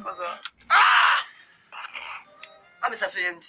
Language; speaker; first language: French; native; French